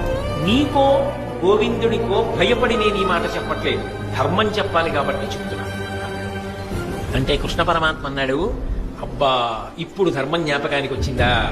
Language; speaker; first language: Telugu; native; Telugu